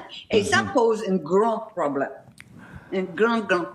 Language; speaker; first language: French; non-native, fluent; English